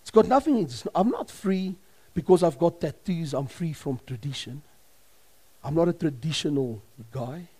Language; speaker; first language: English; non-native, local second language; Afrikaans